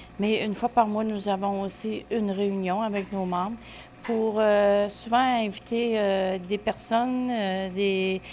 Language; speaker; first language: French; native; French